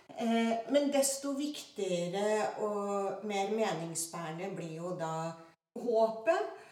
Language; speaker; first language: Norwegian; early bilingual, other home language; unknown